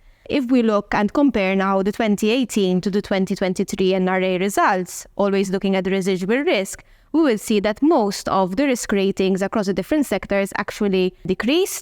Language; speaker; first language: English; non-native, local second language; Maltese